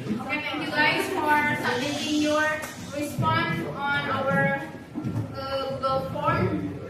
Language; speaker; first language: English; non-native, learner; Indonesian